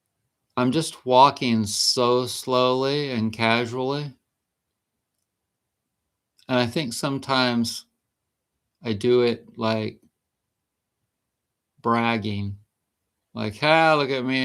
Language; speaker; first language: English; native; English